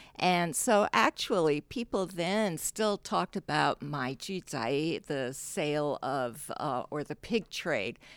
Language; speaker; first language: English; non-native, local second language; Cantonese